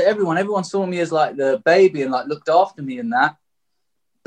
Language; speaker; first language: English; native; English